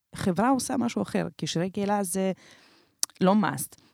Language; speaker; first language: Hebrew; early bilingual, other home language; Romanian